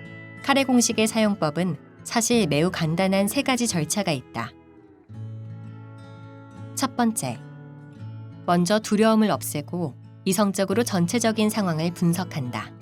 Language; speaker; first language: Korean; native; Korean